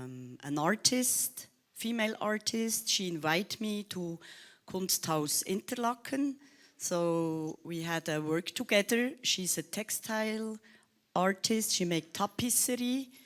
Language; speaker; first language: English; non-native, learner; Swiss German